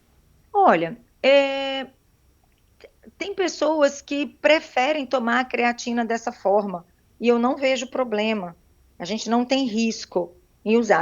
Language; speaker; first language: Portuguese; native; Portuguese